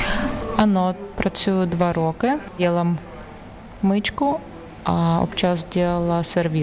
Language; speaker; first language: Czech; non-native, learner; Ukrainian